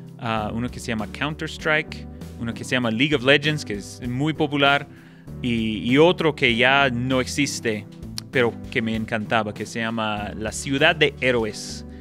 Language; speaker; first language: Spanish; non-native, fluent; English